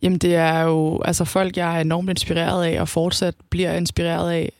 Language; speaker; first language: Danish; native; Danish